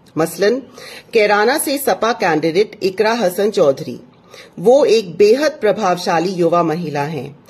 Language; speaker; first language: Hindi; non-native, local second language; English